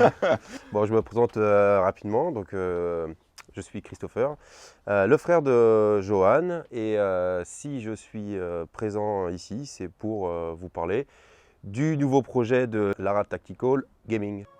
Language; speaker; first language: French; native; French